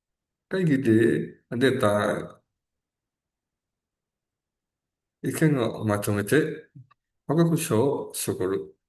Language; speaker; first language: Japanese; non-native, learner; Indonesian